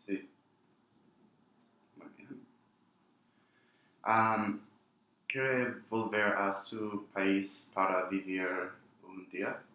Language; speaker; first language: Spanish; non-native, learner; English